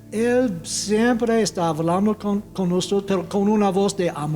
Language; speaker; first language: Spanish; non-native, fluent; English